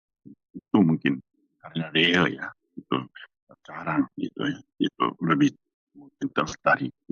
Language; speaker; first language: Indonesian; non-native, fluent; Korean